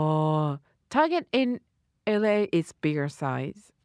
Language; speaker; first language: English; non-native, learner; Japanese